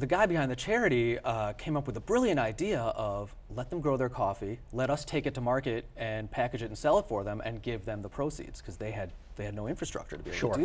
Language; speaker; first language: English; early bilingual, other home language; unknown